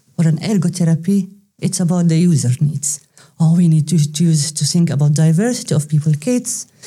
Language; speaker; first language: English; non-native, fluent; Arabic